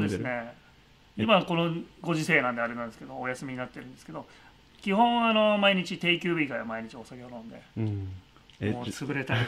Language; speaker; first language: Japanese; native; Japanese